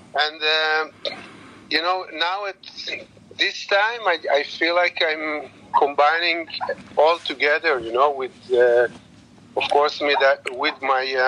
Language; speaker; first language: English; non-native, learner; Hebrew